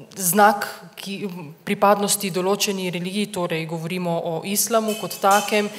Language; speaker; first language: Slovenian; native; Slovenian